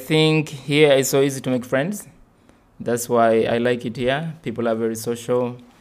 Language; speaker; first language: English; non-native, local second language; Swahili